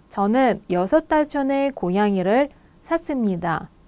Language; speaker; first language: Korean; non-native, fluent; Russian